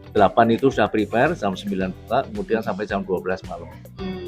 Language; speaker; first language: Indonesian; native; Indonesian